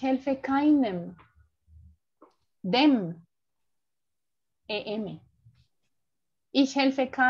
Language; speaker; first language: German; non-native, fluent; Spanish